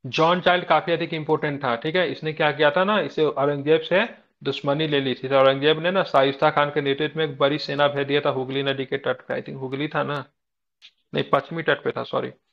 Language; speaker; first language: Hindi; native; Hindi